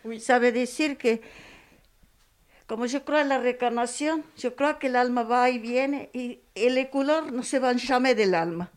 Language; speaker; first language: French; non-native, learner; Spanish